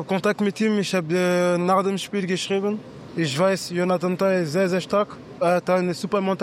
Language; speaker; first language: German; non-native, fluent; French